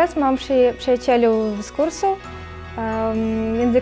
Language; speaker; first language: Polish; non-native, learner; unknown